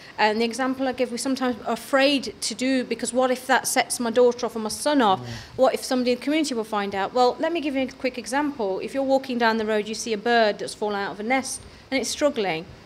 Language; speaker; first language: English; early bilingual, other home language; Hindi